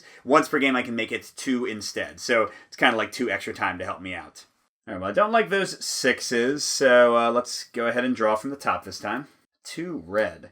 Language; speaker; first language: English; native; English